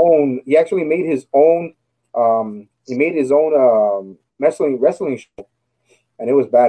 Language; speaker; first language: English; native; English